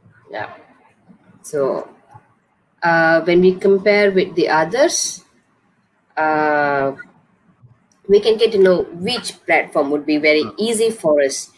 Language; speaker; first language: English; non-native, local second language; Tamil